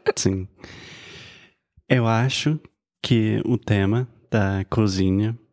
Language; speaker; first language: Portuguese; non-native, fluent; English